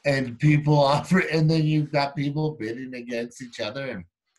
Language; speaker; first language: English; native; English